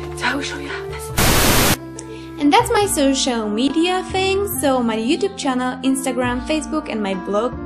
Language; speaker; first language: English; non-native, fluent; Polish